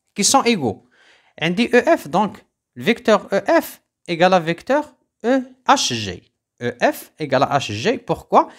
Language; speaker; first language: French; non-native, local second language; Arabic